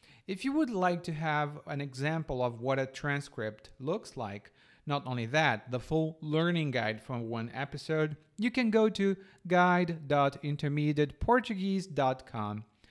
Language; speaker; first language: English; non-native, fluent; Portuguese